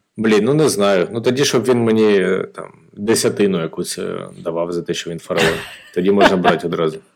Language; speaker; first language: Ukrainian; non-native, local second language; Russian